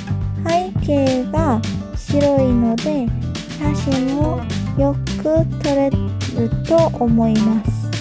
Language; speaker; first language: Japanese; non-native, fluent; Korean